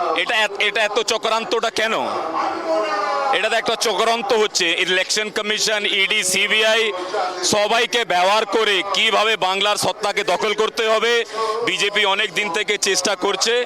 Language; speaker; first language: Bangla; non-native, local second language; Punjabi